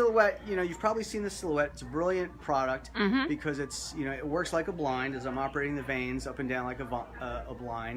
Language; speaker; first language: English; native; English